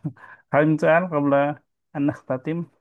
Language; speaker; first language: Arabic; non-native, fluent; Indonesian